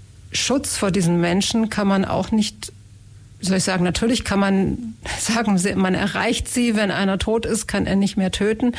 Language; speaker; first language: German; native; German